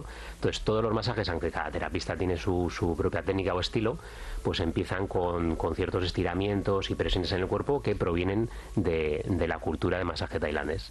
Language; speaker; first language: Spanish; native; Spanish